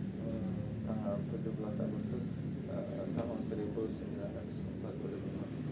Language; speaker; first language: Indonesian; non-native, learner; Tajik